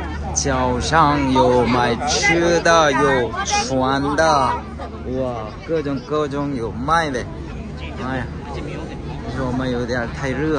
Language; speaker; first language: Chinese; non-native, fluent; Korean